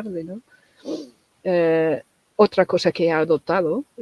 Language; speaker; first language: Spanish; non-native, fluent; English